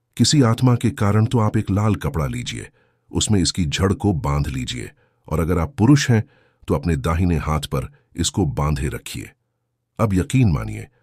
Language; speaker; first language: Hindi; native; Hindi